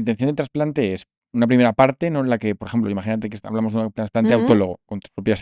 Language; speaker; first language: Spanish; native; Spanish